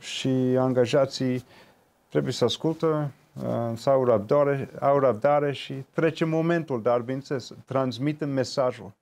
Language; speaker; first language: Romanian; non-native, fluent; English